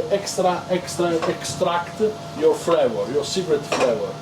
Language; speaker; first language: English; non-native, learner; Italian